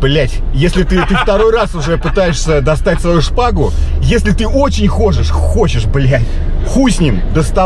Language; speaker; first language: Russian; native; Russian